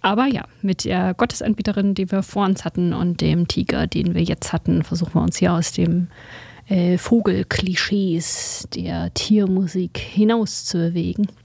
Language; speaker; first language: German; native; German